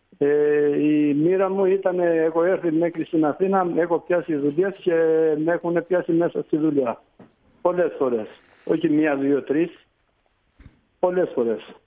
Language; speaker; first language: Greek; non-native, fluent; Albanian